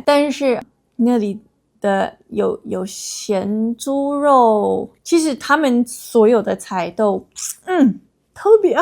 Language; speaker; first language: Chinese; non-native, fluent; English